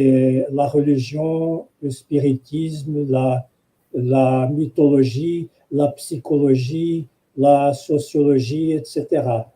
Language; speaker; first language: French; non-native, fluent; Portuguese